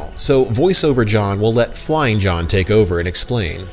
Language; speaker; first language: English; native; English